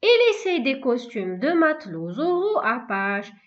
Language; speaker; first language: French; non-native, local second language; Arabic